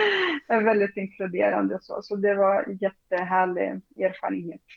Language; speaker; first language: Swedish; non-native, fluent; Portuguese